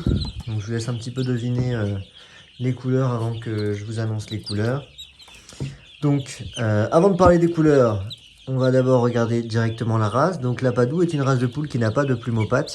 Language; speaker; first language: French; native; French